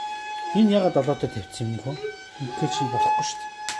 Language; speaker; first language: Mongolian; native; Mongolian